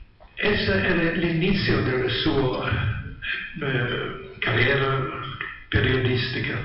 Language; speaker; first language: Spanish; non-native, learner; Italian